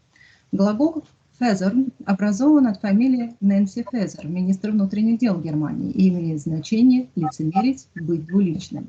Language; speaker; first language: Russian; native; Russian